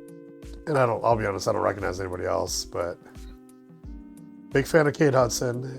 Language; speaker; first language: English; native; English